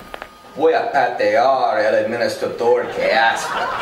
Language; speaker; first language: Spanish; non-native, learner; English